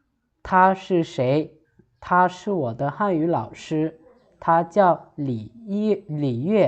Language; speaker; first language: Chinese; non-native, fluent; Lao